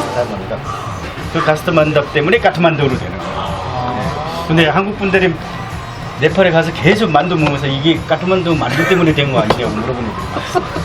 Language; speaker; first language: Korean; non-native, fluent; Nepali